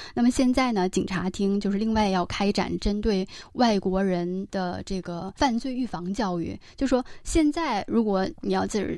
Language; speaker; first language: Chinese; native; Chinese